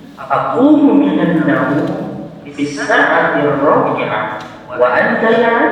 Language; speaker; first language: Arabic; non-native, learner; Indonesian